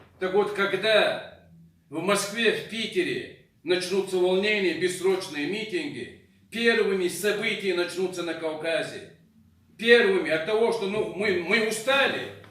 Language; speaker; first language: Russian; non-native, local second language; Chechen